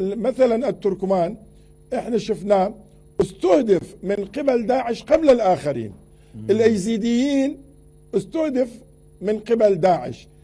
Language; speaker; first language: Arabic; non-native, local second language; Turkmen